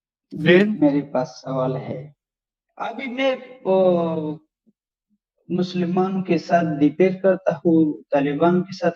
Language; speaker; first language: Hindi; non-native, learner; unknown